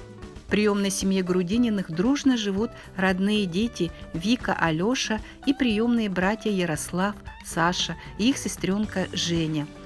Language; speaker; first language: Russian; native; Russian